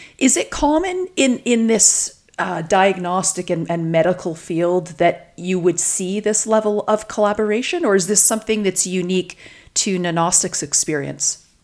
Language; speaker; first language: English; native; English